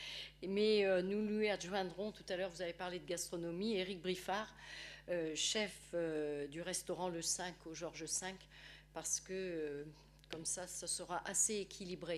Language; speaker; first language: French; native; French